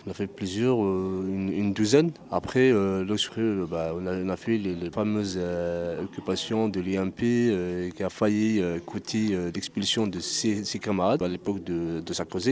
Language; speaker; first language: French; non-native, local second language; Arabic